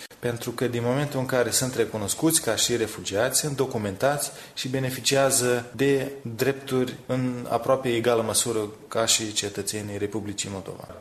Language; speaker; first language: Romanian; native; Romanian